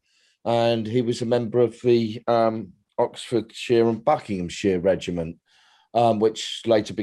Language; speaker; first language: English; native; English